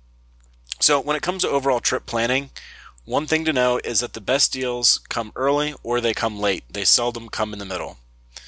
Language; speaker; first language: English; native; English